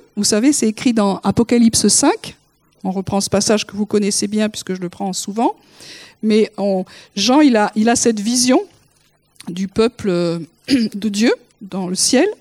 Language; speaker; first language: French; native; French